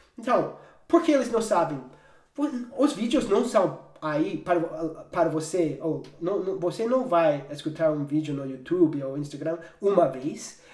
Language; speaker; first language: Portuguese; non-native, fluent; English